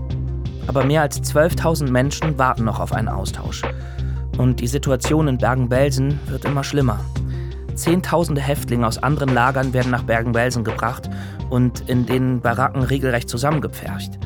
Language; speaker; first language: German; native; German